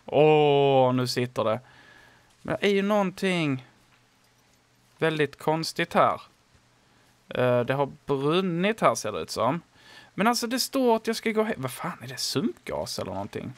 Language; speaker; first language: Swedish; native; Swedish